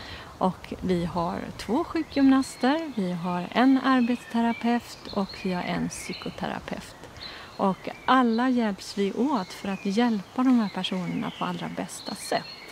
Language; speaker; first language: Swedish; native; Swedish